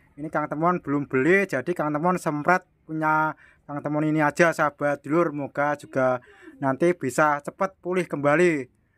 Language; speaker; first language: Indonesian; non-native, local second language; Javanese